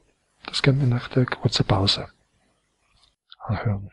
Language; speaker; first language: German; non-native, fluent; Croatian